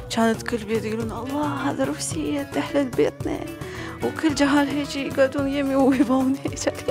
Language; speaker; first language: Arabic; non-native, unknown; Russian